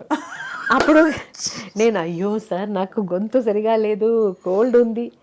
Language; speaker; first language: Telugu; non-native, local second language; Malayalam